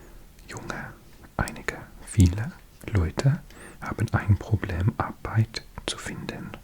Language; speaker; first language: German; non-native, learner; English